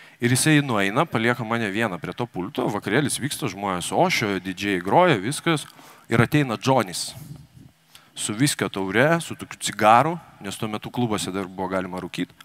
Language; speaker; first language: Lithuanian; native; Lithuanian